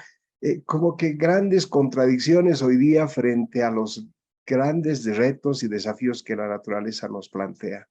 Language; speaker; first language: Spanish; native; Spanish